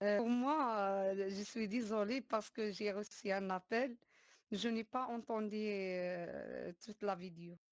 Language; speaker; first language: French; non-native, learner; Arabic